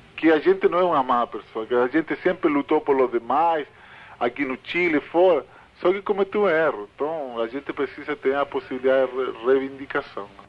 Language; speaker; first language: Portuguese; non-native, fluent; Spanish